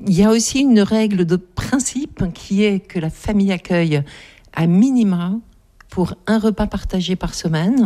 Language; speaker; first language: French; native; French